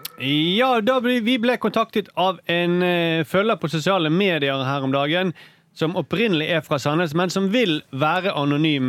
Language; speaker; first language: Norwegian; native; Norwegian